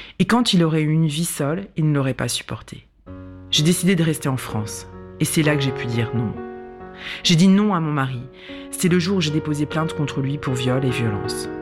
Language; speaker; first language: French; non-native, local second language; Arabic